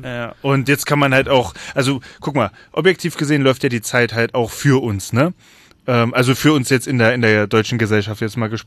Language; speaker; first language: German; native; German